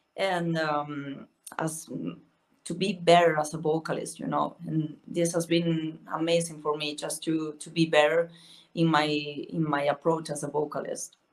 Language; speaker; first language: English; non-native, fluent; Spanish